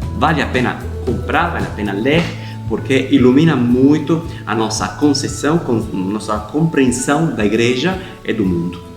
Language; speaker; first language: Portuguese; non-native, fluent; Italian